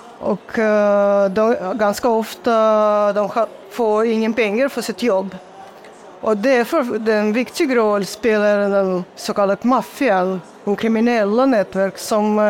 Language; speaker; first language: Swedish; non-native, fluent; Russian